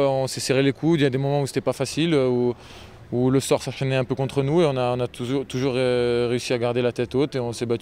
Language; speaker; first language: French; native; French